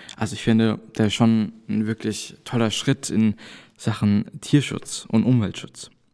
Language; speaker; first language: German; native; German